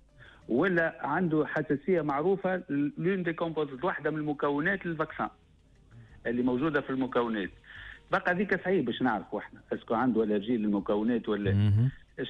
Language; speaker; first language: Arabic; native; Arabic